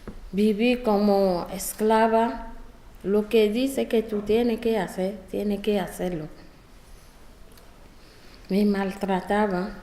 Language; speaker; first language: Spanish; non-native, learner; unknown